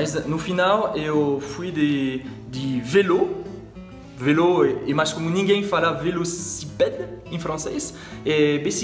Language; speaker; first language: Portuguese; non-native, fluent; French